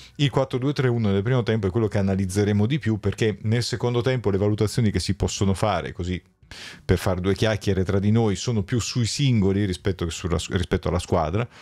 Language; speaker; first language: Italian; native; Italian